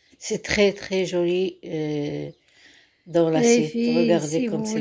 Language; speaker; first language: French; non-native, local second language; Arabic